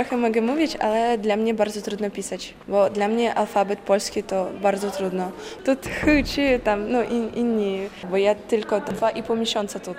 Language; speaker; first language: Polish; non-native, learner; Ukrainian